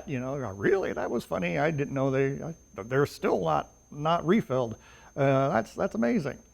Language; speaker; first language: English; native; English